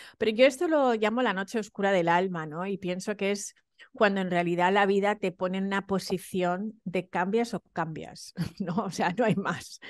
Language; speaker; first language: Spanish; early bilingual, other home language; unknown